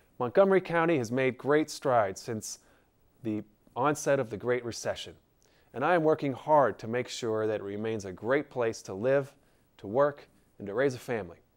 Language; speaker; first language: English; native; English